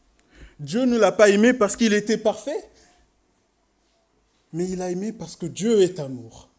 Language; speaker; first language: French; native; French